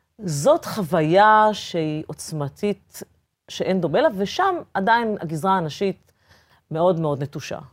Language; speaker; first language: Hebrew; early bilingual, other home language; Portuguese